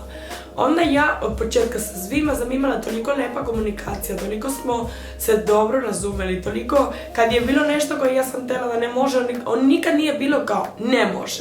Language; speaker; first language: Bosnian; non-native, fluent; Spanish